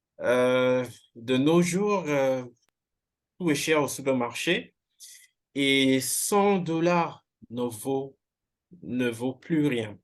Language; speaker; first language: French; non-native, fluent; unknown